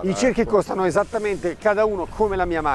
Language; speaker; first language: Italian; native; Italian